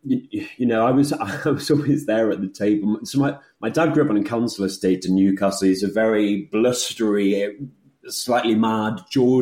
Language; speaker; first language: English; native; English